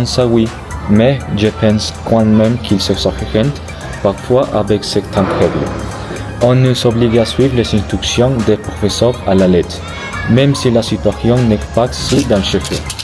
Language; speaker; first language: French; non-native, learner; Spanish